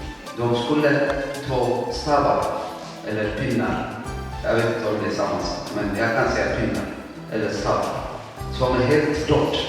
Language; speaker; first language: Swedish; non-native, fluent; Tigrinya